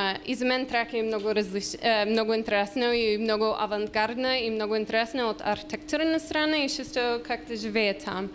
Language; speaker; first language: Bulgarian; non-native, learner; English